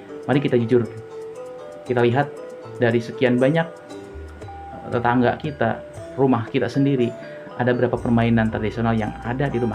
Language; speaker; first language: Indonesian; non-native, local second language; Sundanese